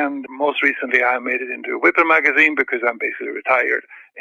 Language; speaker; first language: English; non-native, fluent; Swedish